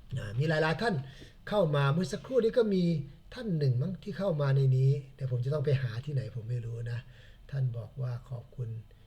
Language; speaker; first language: Thai; native; Thai